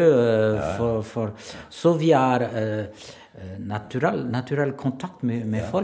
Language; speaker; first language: Norwegian; non-native, learner; French